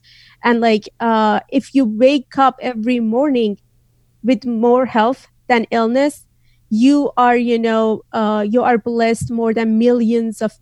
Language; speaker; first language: English; non-native, fluent; Azerbaijani